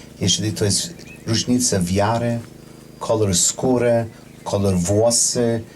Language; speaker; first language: Polish; non-native, learner; English